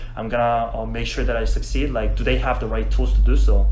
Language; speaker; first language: English; non-native, fluent; Korean